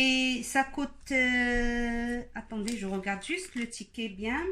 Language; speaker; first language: French; non-native, local second language; Arabic